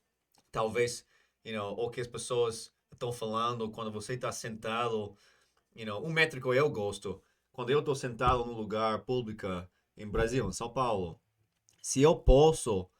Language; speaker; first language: Portuguese; non-native, fluent; English